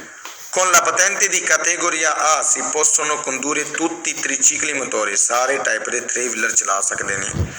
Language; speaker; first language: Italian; non-native, fluent; Punjabi